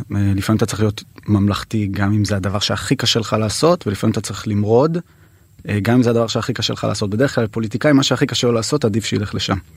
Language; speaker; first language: Hebrew; native; Hebrew